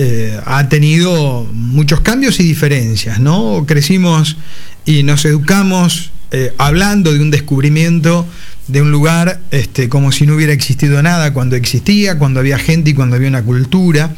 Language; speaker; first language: Spanish; native; Spanish